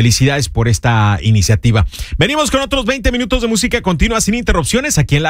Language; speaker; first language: Spanish; native; Spanish